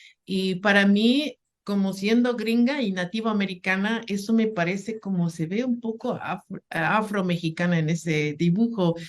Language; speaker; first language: Spanish; non-native, fluent; English